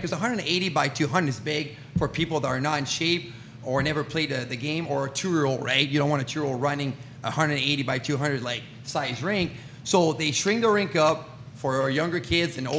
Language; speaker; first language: English; non-native, fluent; French